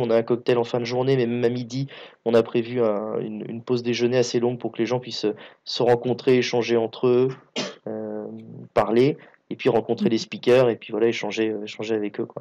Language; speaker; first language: French; native; French